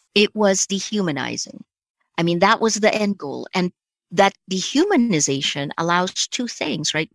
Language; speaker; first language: English; early bilingual, other home language; Filipino